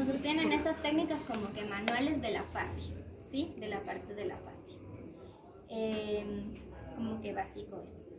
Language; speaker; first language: Spanish; native; Spanish